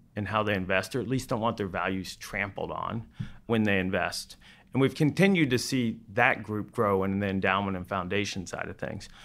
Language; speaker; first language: English; native; English